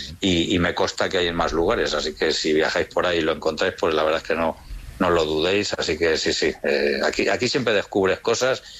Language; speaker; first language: Spanish; native; Spanish